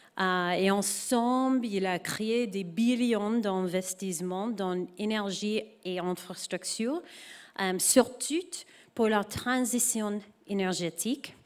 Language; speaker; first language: French; non-native, learner; English